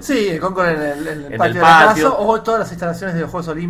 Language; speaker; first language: Spanish; native; Spanish